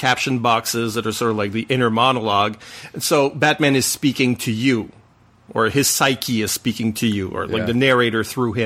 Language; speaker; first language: English; non-native, fluent; French